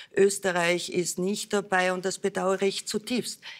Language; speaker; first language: German; native; German